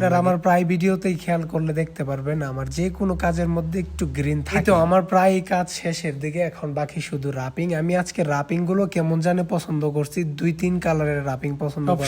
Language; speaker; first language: Bangla; native; Bangla